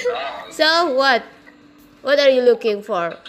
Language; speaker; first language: English; non-native, learner; Indonesian